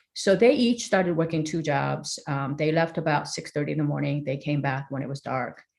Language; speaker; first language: English; early bilingual, other home language; Korean